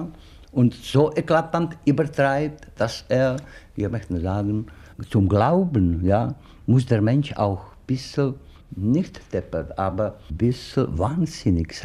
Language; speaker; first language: German; non-native, fluent; Czech